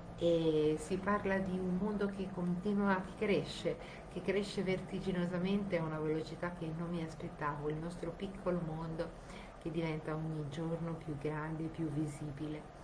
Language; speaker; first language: Italian; native; Italian